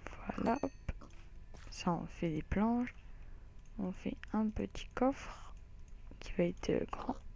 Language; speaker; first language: French; native; French